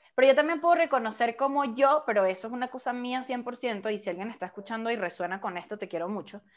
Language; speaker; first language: Spanish; native; Spanish